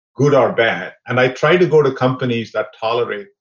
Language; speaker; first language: English; non-native, local second language; Tamil